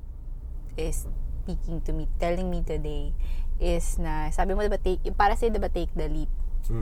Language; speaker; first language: English; non-native, local second language; Hiligaynon